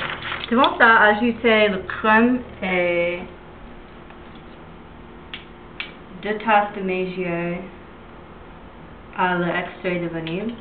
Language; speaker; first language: French; non-native, learner; English